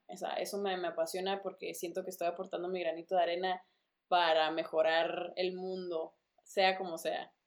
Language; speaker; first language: Spanish; early bilingual, other home language; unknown